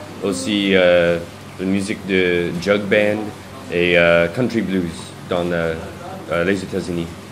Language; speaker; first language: French; non-native, learner; English